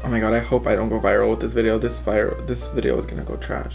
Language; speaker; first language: English; native; English